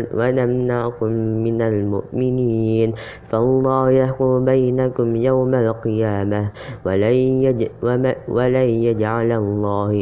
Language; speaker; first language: Arabic; non-native, learner; Indonesian